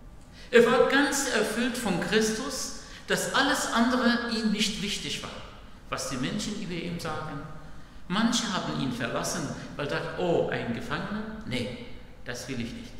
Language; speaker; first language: German; non-native, fluent; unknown